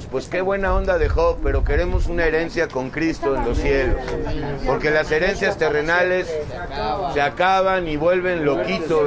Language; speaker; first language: Spanish; native; Spanish